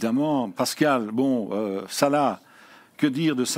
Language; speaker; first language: French; native; French